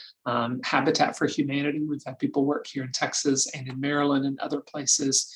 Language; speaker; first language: English; native; English